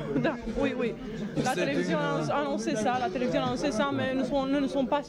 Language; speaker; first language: French; non-native, learner; Romanian